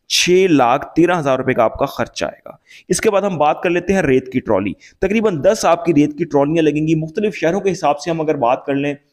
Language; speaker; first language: Urdu; native; Urdu